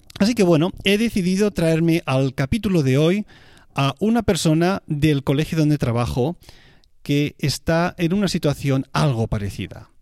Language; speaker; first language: Spanish; native; Spanish